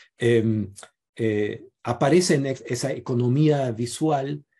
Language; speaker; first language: Spanish; non-native, fluent; German